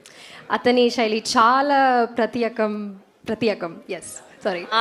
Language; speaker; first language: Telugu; non-native, learner; English